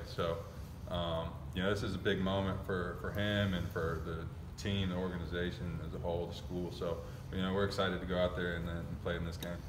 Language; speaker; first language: English; native; English